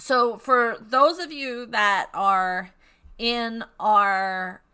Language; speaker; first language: English; native; English